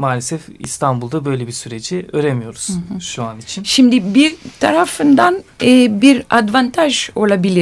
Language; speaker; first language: Turkish; non-native, learner; Italian